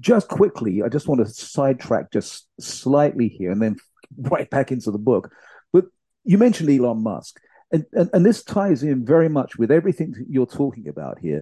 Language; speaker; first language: English; native; English